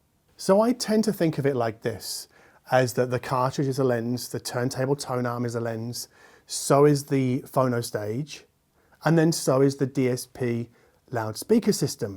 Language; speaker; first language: English; native; English